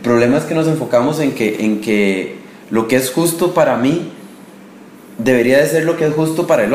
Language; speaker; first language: Spanish; native; Spanish